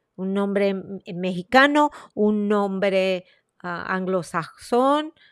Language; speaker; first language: Spanish; early bilingual, heritage; Spanish